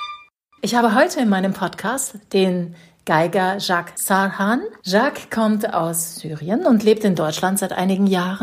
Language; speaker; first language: German; native; German